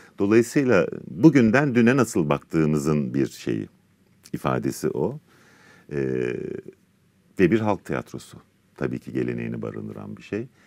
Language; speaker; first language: Turkish; native; Turkish